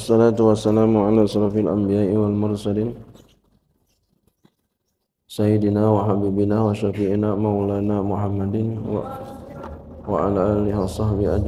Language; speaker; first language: Arabic; non-native, fluent; Indonesian